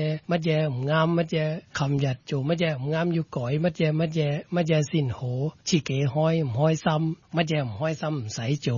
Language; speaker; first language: Cantonese; non-native, fluent; Thai